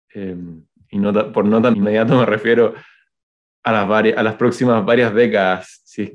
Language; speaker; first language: Spanish; native; Spanish